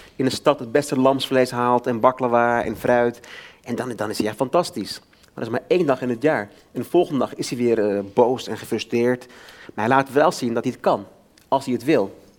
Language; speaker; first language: Dutch; native; Dutch